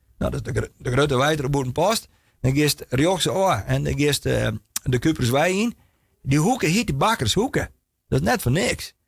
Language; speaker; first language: Dutch; non-native, local second language; Western Frisian